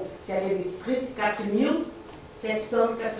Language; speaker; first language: French; non-native, fluent; Portuguese